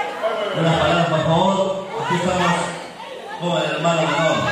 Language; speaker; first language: Spanish; native; Spanish